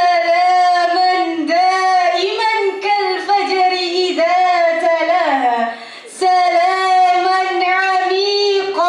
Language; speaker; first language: Arabic; non-native, learner; Indonesian